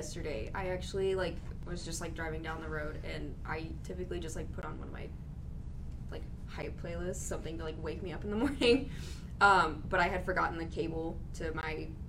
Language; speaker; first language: English; native; English